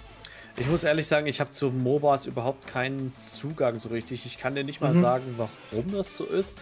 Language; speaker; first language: German; native; German